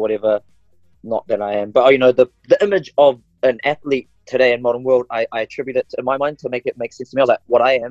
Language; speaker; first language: English; non-native, local second language; Māori